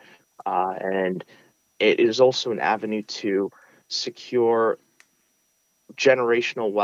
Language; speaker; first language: English; early bilingual, other home language; Russian